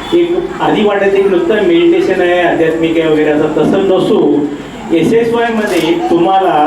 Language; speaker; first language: Marathi; non-native, local second language; Kannada